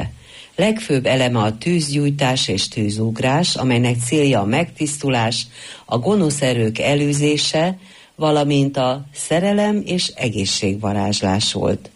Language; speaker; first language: Hungarian; native; Hungarian